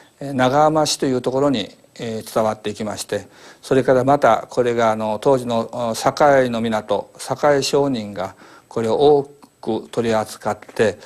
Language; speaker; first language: Japanese; native; Japanese